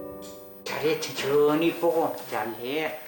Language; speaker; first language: Korean; native; Korean